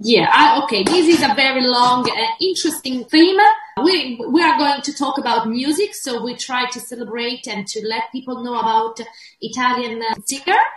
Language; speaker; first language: English; non-native, fluent; Italian